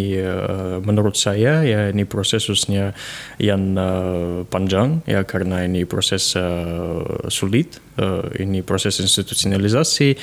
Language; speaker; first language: Indonesian; non-native, fluent; Russian